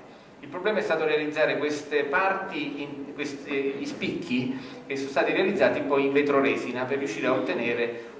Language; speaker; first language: Italian; native; Italian